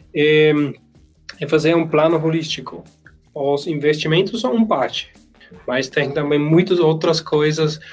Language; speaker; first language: Portuguese; non-native, learner; German